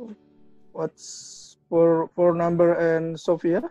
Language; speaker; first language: English; non-native, learner; Indonesian